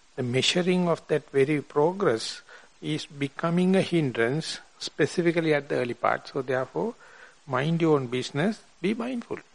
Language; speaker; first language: English; non-native, local second language; Sinhala